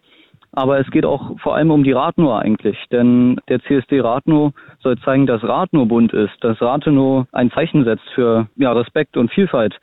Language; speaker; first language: German; native; German